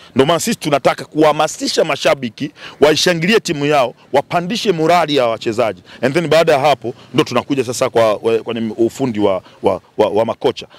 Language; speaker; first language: Swahili; native; Swahili